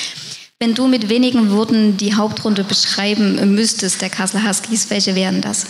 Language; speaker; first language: German; native; German